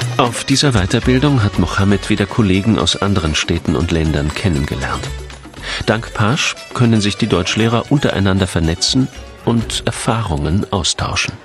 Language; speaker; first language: German; native; German